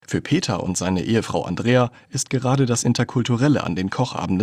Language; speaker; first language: German; native; German